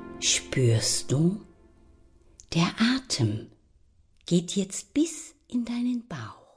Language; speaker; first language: German; native; German